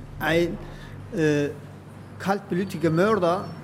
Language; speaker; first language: German; non-native, learner; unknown